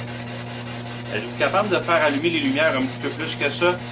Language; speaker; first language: French; native; French